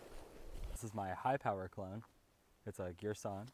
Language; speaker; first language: English; native; English